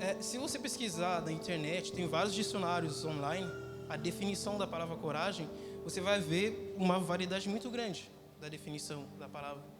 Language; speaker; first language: Portuguese; non-native, fluent; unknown